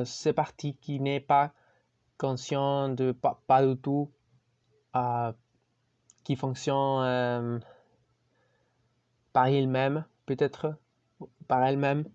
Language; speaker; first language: French; non-native, learner; Spanish